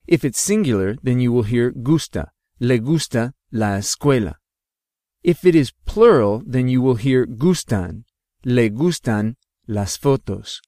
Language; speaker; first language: Spanish; non-native, fluent; English